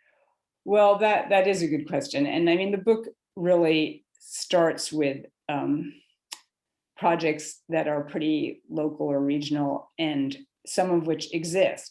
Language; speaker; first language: English; native; English